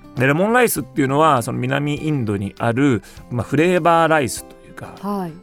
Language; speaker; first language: Japanese; native; Japanese